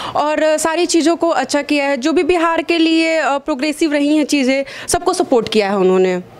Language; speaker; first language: Hindi; native; Hindi